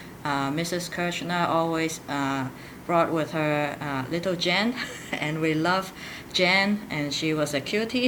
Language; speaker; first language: English; non-native, local second language; Cantonese